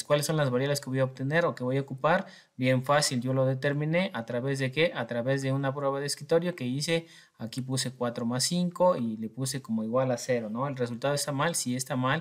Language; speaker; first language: Spanish; native; Spanish